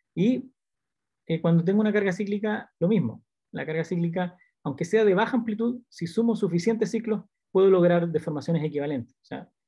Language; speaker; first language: Spanish; native; Spanish